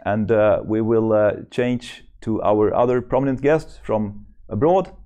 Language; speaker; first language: English; non-native, fluent; Swedish